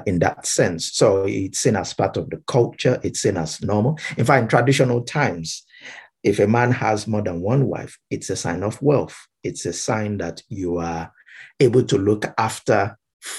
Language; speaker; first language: English; non-native, local second language; Yoruba